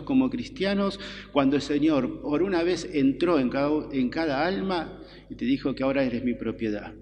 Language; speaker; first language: Spanish; native; Spanish